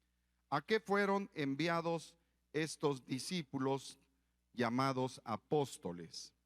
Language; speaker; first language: Spanish; native; Spanish